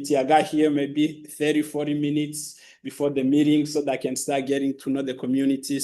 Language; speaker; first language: English; non-native, local second language; Kinyarwanda